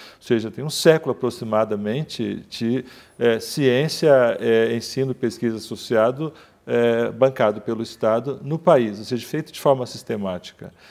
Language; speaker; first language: Portuguese; native; Portuguese